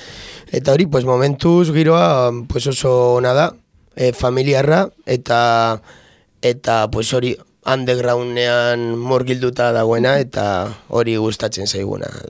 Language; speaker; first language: Basque; non-native, local second language; Spanish